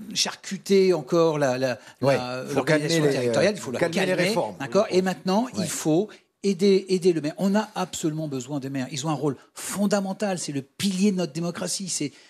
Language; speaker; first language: French; native; French